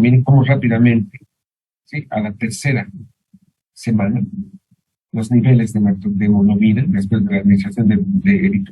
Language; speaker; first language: Spanish; native; Spanish